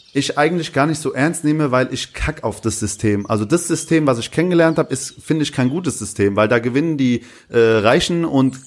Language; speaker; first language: German; early bilingual, other home language; Turkish